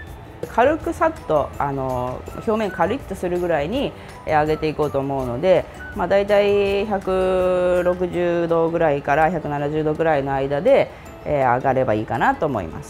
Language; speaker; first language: Japanese; native; Japanese